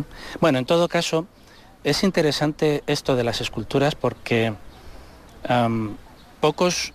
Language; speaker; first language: Spanish; native; Spanish